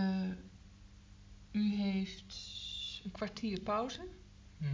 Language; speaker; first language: Dutch; native; Dutch